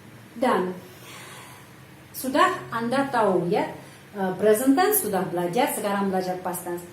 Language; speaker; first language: Indonesian; non-native, fluent; Russian